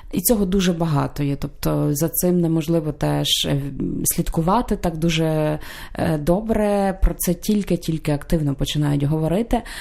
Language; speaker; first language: Ukrainian; native; Ukrainian